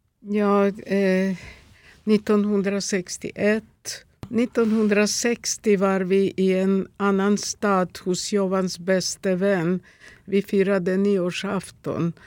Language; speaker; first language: Swedish; non-native, fluent; Serbian